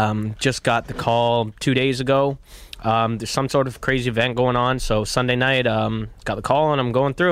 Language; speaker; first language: English; native; English